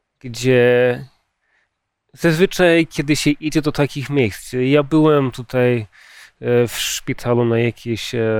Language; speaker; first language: Polish; early bilingual, heritage; Polish